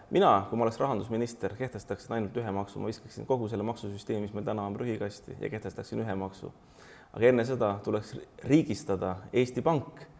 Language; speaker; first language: Estonian; native; Estonian